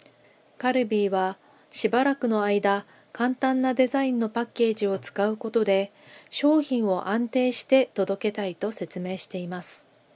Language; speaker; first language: Japanese; non-native, fluent; Korean